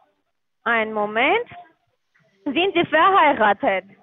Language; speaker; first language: German; non-native, learner; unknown